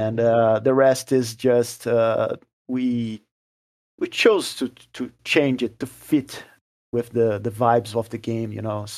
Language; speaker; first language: English; non-native, fluent; Portuguese